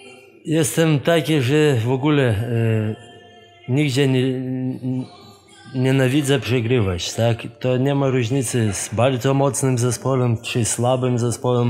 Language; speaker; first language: Polish; non-native, fluent; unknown